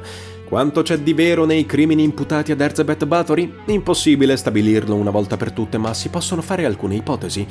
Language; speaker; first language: Italian; native; Italian